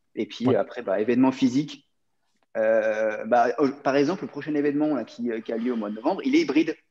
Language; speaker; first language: French; native; French